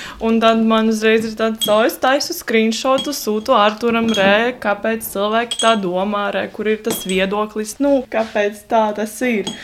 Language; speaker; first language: Latvian; non-native, local second language; Russian